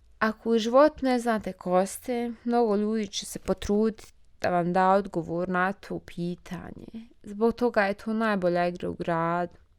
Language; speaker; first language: Bosnian; native; Bosnian